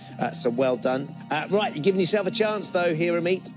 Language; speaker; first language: English; native; English